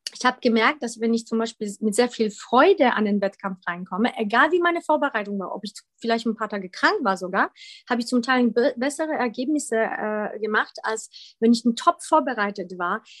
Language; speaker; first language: German; early bilingual, other home language; Polish